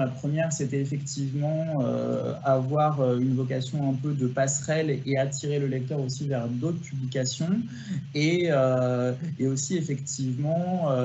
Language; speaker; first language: French; native; French